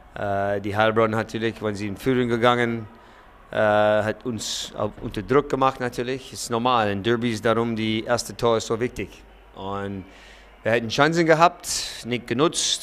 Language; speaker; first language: German; non-native, fluent; English